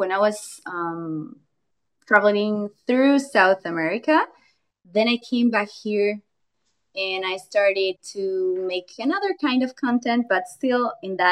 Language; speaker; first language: English; non-native, fluent; Spanish